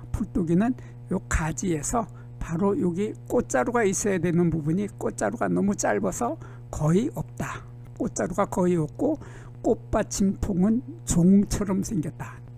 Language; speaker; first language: Korean; native; Korean